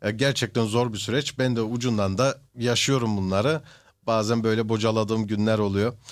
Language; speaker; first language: Turkish; early bilingual, heritage; Turkish